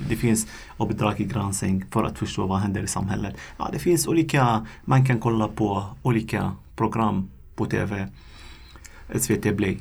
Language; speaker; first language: Swedish; non-native, fluent; Arabic